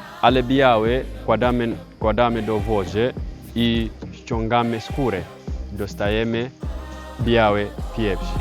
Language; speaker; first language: Polish; non-native, learner; Swahili